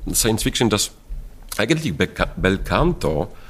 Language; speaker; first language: German; non-native, fluent; Polish